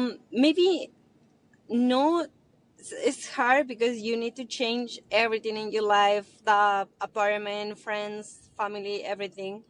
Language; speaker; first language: English; non-native, learner; Spanish